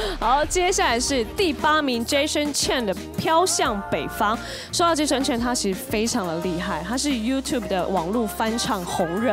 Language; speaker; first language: Chinese; native; Chinese